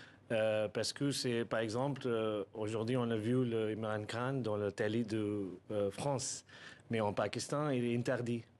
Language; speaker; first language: French; non-native, learner; Urdu